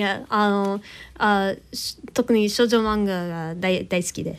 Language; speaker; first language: Japanese; non-native, learner; English